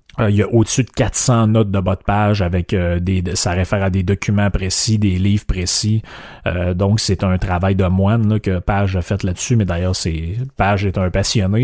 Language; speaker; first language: French; native; French